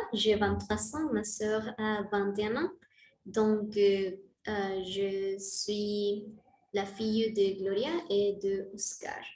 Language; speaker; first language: French; non-native, learner; Spanish